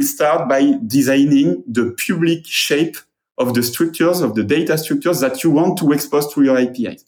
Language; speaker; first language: English; non-native, fluent; French